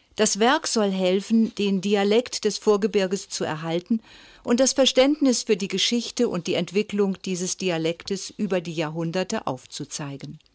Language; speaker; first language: German; native; German